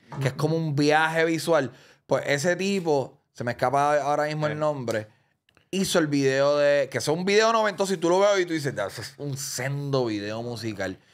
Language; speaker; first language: Spanish; native; Spanish